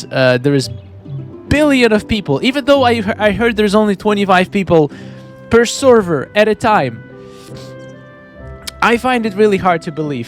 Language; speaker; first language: English; non-native, fluent; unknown